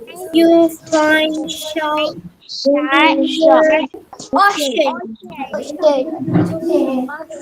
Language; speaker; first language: English; non-native, learner; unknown